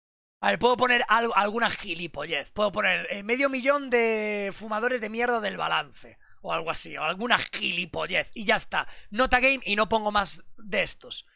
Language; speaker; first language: Spanish; native; Spanish